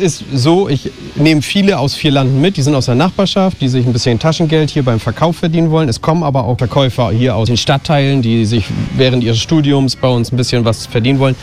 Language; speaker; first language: German; native; German